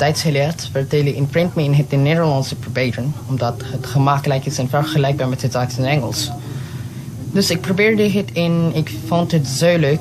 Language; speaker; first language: Dutch; non-native, learner; Filipino